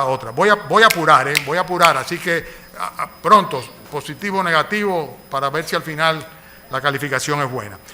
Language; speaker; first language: Spanish; native; Spanish